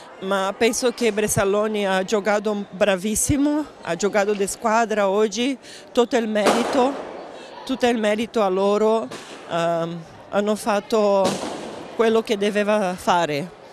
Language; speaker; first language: Italian; non-native, learner; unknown